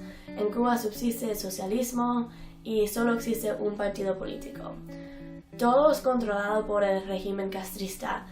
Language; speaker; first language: Spanish; early bilingual, heritage; Spanish